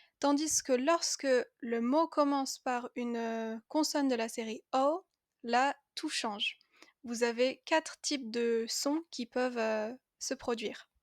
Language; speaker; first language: French; native; French